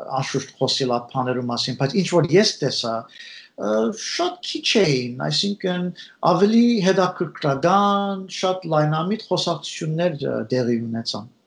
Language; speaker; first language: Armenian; early bilingual, heritage; Armenian